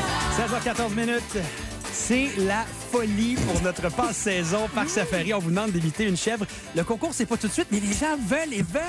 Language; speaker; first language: French; native; French